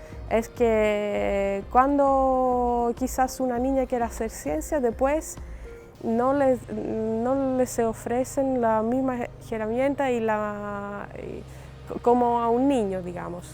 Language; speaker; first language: Spanish; non-native, fluent; Greek